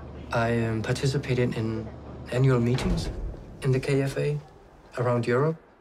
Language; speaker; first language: English; non-native, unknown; Danish